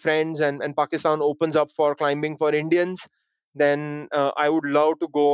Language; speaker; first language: English; non-native, local second language; Hindi